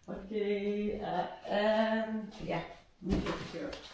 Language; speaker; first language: English; non-native, learner; Russian